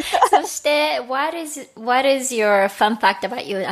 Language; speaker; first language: English; non-native, fluent; Japanese